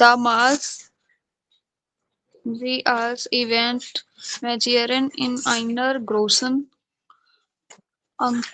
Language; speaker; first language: German; non-native, learner; Hindi